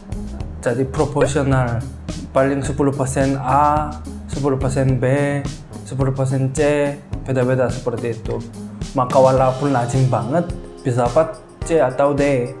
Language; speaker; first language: Indonesian; non-native, fluent; Korean